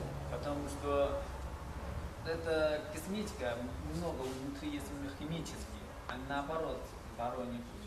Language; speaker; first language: Russian; non-native, learner; Chinese